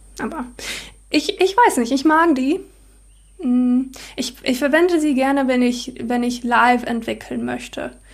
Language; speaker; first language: German; non-native, fluent; English